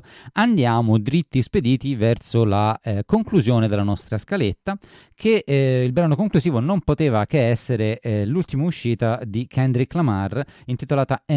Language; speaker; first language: Italian; native; Italian